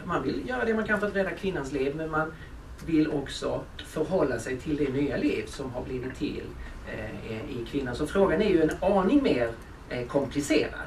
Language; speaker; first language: Swedish; native; Swedish